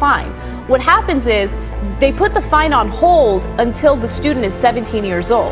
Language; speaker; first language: English; native; English